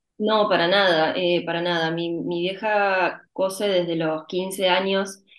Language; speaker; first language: Spanish; early bilingual, other home language; Ukrainian